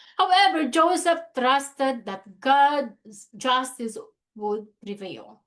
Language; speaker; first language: English; non-native, local second language; Filipino